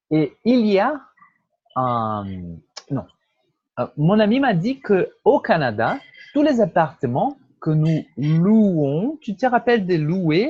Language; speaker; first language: French; non-native, fluent; Portuguese